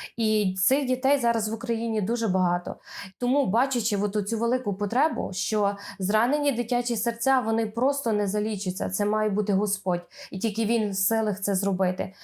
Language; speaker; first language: Ukrainian; native; Ukrainian